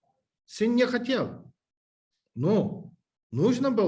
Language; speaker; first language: Russian; non-native, learner; English